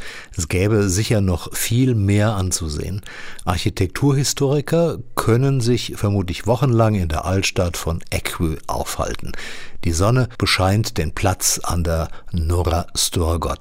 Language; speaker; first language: German; native; German